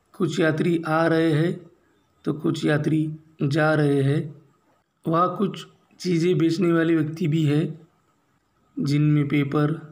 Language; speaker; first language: Hindi; non-native, local second language; Marathi